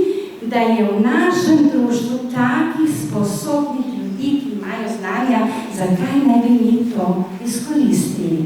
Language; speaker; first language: Slovenian; native; Slovenian